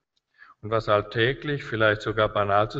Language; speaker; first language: German; native; German